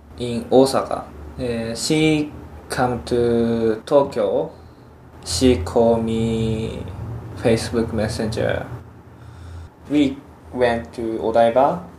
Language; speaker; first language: English; non-native, learner; Japanese